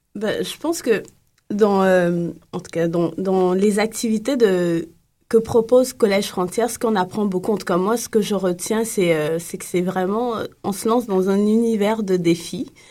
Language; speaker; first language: French; non-native, local second language; Lingala